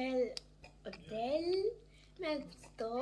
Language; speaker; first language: Spanish; early bilingual, heritage; German